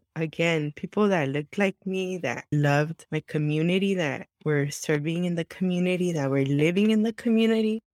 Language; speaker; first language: English; early bilingual, other home language; Spanish